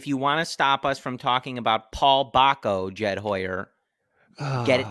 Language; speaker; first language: English; native; English